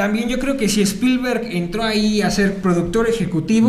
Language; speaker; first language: Spanish; native; Spanish